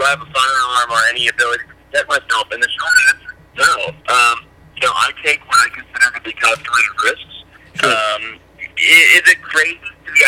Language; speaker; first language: English; native; English